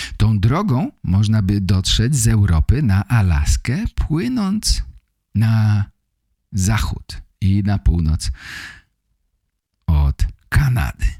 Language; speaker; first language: Polish; native; Polish